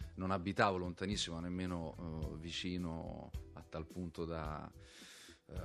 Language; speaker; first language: Italian; native; Italian